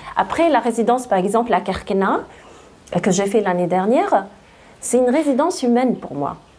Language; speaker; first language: French; non-native, local second language; Arabic